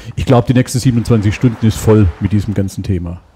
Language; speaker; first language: German; native; German